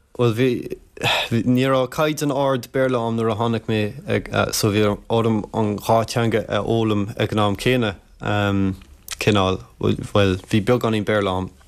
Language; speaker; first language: Irish; early bilingual, other home language; French